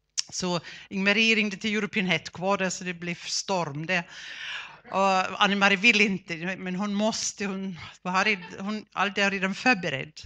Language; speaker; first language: Swedish; non-native, fluent; German